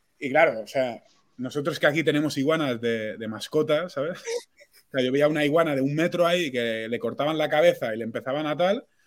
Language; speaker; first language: Spanish; non-native, local second language; Catalan